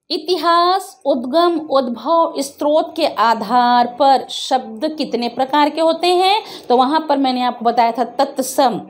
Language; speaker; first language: Hindi; native; Hindi